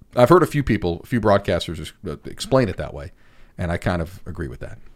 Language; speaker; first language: English; native; English